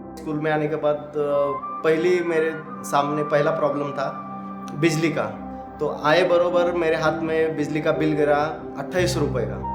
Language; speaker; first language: Hindi; non-native, local second language; Marathi